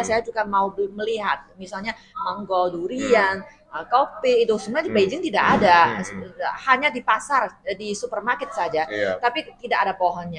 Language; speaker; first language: Indonesian; non-native, fluent; Chinese